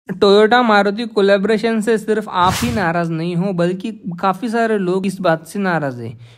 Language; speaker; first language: Hindi; non-native, local second language; Marathi